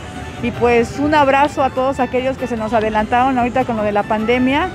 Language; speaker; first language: Spanish; native; Spanish